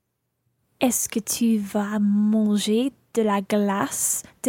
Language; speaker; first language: French; non-native, learner; English